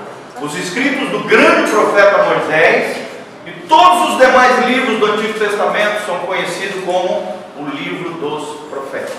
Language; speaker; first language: Portuguese; native; Portuguese